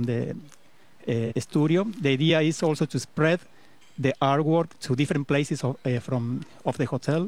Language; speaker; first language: English; non-native, fluent; Spanish